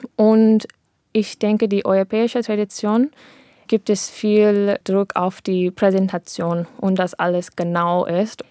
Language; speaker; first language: German; non-native, fluent; English